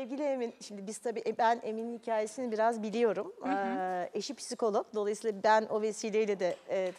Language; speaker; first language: Turkish; native; Turkish